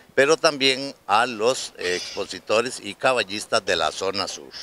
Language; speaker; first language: Spanish; native; Spanish